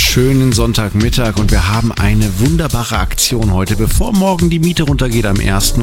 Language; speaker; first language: German; native; German